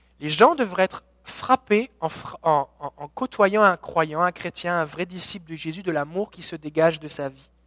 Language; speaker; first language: French; native; French